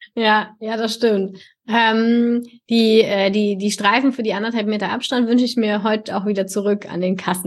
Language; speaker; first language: German; native; German